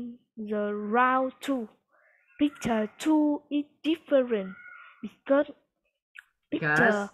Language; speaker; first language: English; non-native, learner; Vietnamese